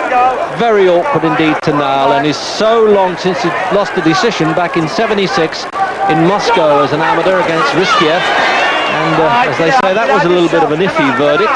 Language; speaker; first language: English; native; English